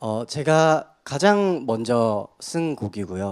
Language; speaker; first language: Korean; native; Korean